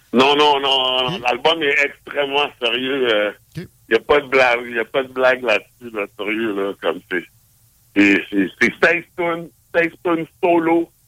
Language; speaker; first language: French; native; French